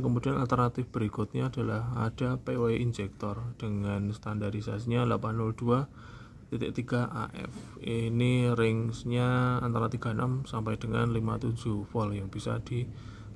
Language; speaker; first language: Indonesian; native; Indonesian